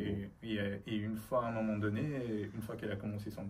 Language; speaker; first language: French; early bilingual, other home language; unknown